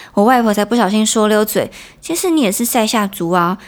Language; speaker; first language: Chinese; native; Chinese